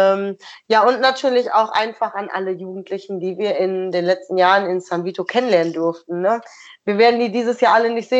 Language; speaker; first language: German; native; German